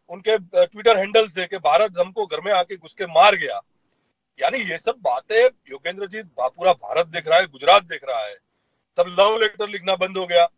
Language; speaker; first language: Hindi; non-native, local second language; Gujarati